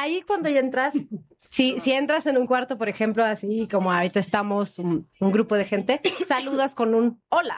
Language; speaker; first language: Spanish; non-native, fluent; Swedish